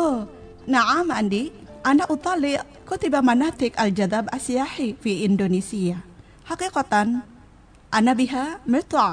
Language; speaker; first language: Arabic; non-native, fluent; Indonesian